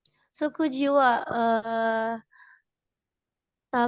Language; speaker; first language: Japanese; non-native, learner; Indonesian